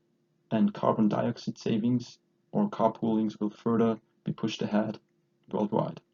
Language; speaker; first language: English; non-native, fluent; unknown